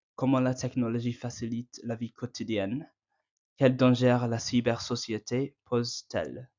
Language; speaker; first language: French; non-native, learner; English